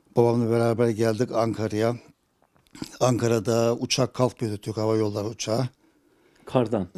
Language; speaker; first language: Turkish; native; Turkish